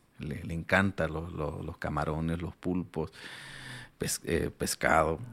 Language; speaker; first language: Spanish; non-native, local second language; Aymara